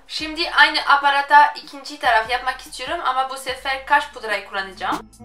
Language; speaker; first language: Turkish; early bilingual, heritage; French